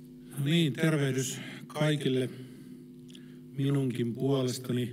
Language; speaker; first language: Finnish; native; Finnish